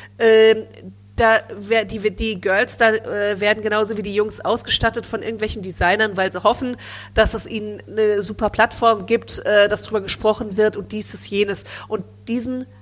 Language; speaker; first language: German; native; German